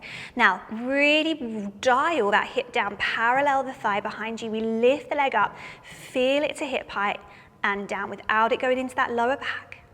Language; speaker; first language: English; native; English